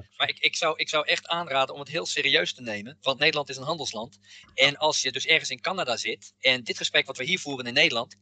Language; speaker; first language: Dutch; non-native, fluent; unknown